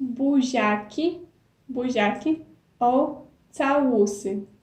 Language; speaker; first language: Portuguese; non-native, fluent; Polish